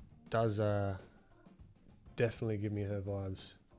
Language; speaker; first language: English; native; English